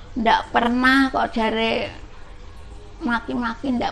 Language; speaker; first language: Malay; non-native, local second language; Javanese